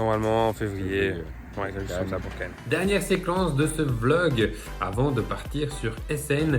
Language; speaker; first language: French; native; French